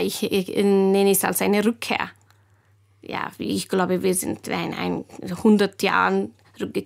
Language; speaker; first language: German; non-native, learner; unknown